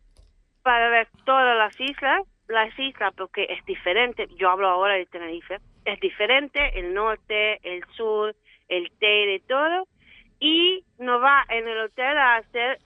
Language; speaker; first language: Spanish; non-native, fluent; Italian